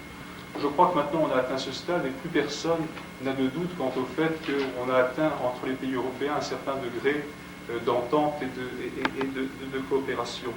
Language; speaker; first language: French; native; French